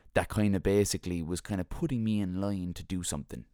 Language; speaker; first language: English; native; English